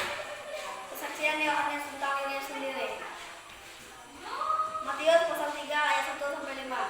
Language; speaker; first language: Indonesian; native; Indonesian